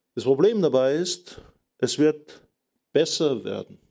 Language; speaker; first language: German; native; German